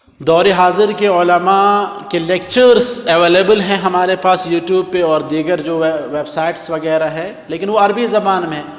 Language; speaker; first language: Urdu; non-native, local second language; Kashmiri